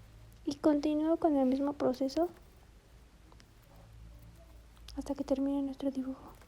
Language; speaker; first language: Spanish; native; Spanish